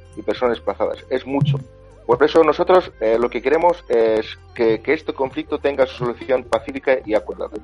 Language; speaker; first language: Spanish; non-native, fluent; Azerbaijani